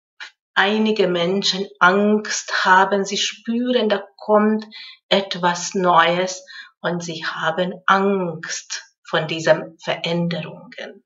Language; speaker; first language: German; non-native, fluent; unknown